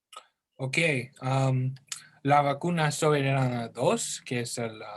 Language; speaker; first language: Spanish; non-native, learner; English